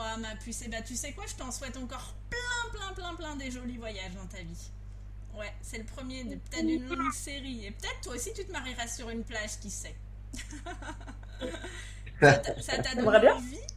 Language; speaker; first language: French; native; French